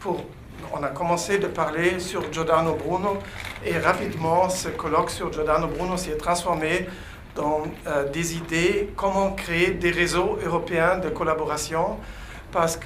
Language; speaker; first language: French; non-native, fluent; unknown